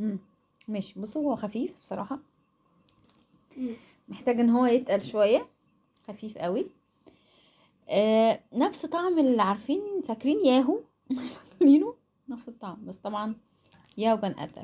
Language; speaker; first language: Arabic; native; Arabic